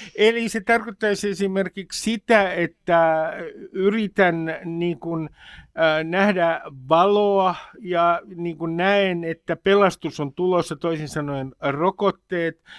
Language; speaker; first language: Finnish; native; Finnish